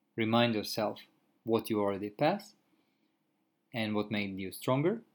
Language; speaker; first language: English; non-native, fluent; Croatian